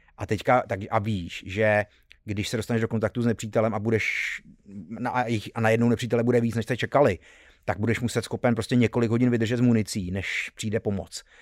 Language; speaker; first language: Czech; early bilingual, heritage; Czech